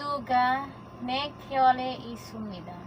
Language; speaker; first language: Korean; non-native, learner; Filipino